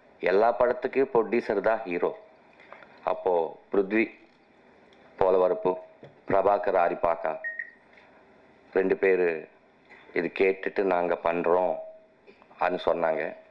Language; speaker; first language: Tamil; non-native, learner; Telugu